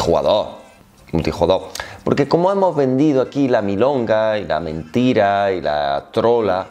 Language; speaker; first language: Spanish; native; Spanish